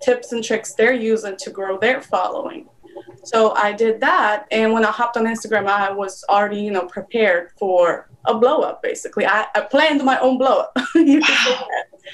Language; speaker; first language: English; non-native, fluent; Polish